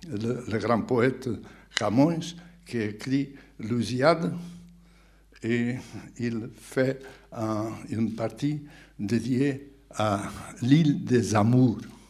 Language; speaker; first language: French; non-native, fluent; Portuguese